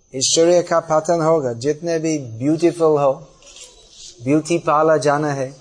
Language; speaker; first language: Hindi; non-native, fluent; English